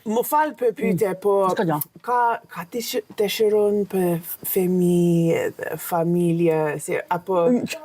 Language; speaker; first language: Albanian; non-native, learner; English